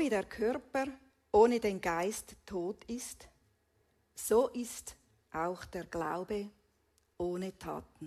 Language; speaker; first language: German; native; German